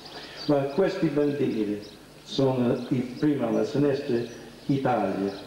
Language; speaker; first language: Italian; early bilingual, heritage; English